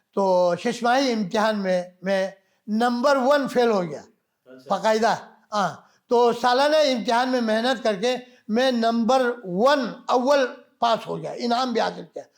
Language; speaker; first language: Urdu; non-native, local second language; Balti